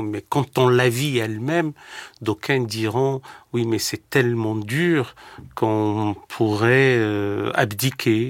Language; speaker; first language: French; native; French